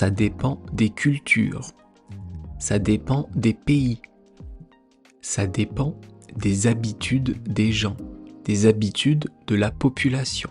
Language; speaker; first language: French; native; French